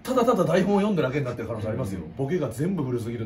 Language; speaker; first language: Japanese; native; Japanese